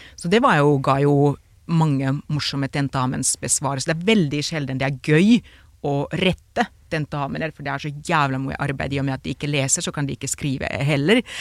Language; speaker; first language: Norwegian; non-native, fluent; Finnish